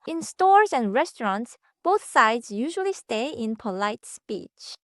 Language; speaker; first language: English; non-native, fluent; Korean